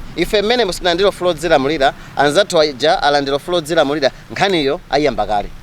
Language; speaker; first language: Nyanja; native; Nyanja